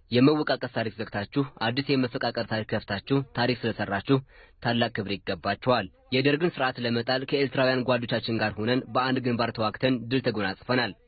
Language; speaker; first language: Amharic; non-native, local second language; Tigrinya